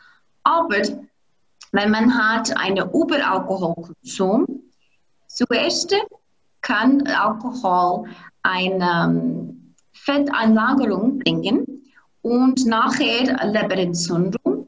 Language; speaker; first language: German; non-native, fluent; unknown